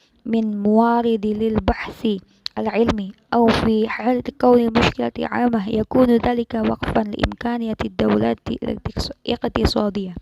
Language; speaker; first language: Arabic; non-native, learner; Indonesian